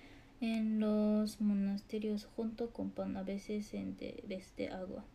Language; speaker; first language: Spanish; non-native, learner; Japanese